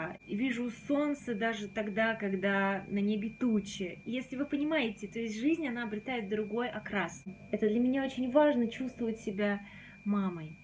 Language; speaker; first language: Russian; native; Russian